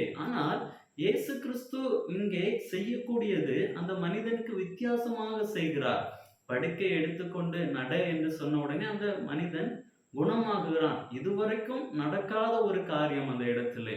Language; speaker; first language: Tamil; native; Tamil